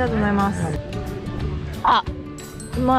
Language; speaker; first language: Japanese; native; Japanese